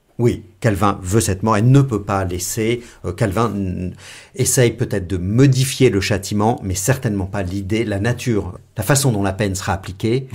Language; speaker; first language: French; native; French